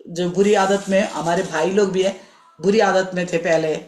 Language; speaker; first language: Hindi; non-native, local second language; Telugu